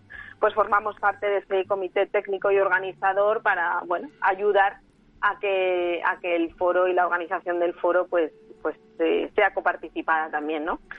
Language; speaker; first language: Spanish; native; Spanish